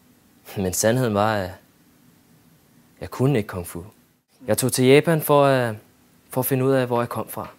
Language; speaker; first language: Danish; early bilingual, other home language; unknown